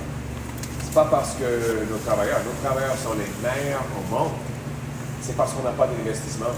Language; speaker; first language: French; non-native, local second language; English